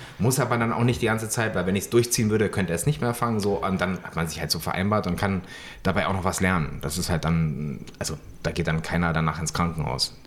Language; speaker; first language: German; native; German